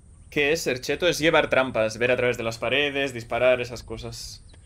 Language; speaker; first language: Spanish; native; Spanish